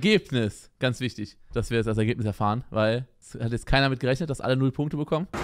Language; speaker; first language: German; native; German